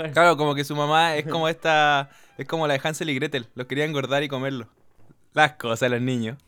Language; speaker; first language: Spanish; native; Spanish